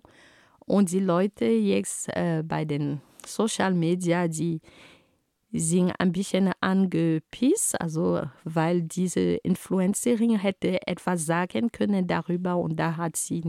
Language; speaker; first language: German; non-native, fluent; Ghomala